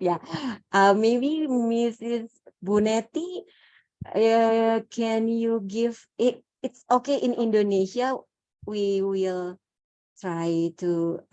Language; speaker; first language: English; non-native, learner; Indonesian